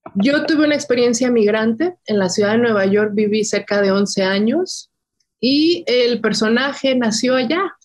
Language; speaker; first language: Spanish; native; Spanish